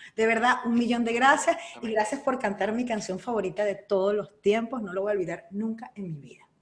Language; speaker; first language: Spanish; native; Spanish